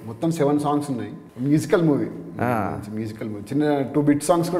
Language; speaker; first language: Telugu; native; Telugu